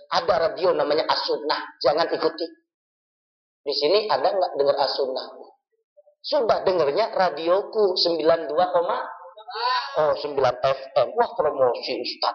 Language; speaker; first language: Indonesian; non-native, local second language; Javanese